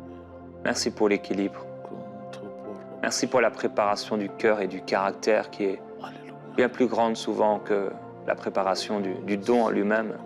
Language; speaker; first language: French; native; French